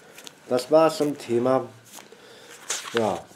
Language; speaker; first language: German; native; German